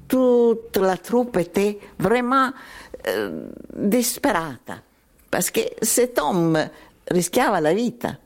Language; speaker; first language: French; non-native, learner; Italian